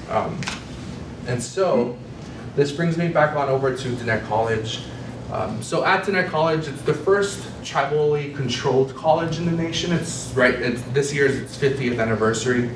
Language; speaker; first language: English; native; English